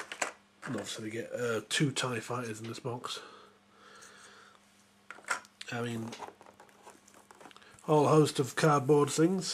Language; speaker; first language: English; native; English